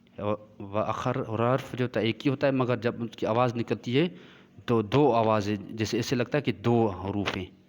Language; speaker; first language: Urdu; non-native, local second language; Sindhi